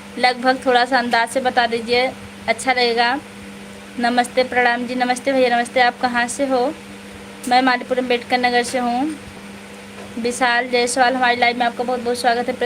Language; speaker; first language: Hindi; native; Hindi